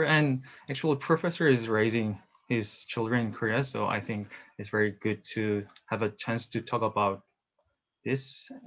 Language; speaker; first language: English; non-native, learner; Korean